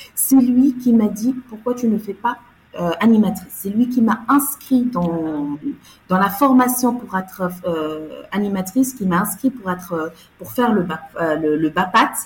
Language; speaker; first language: French; non-native, local second language; Arabic